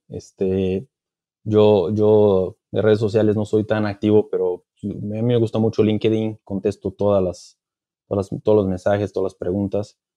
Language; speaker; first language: Spanish; non-native, fluent; Portuguese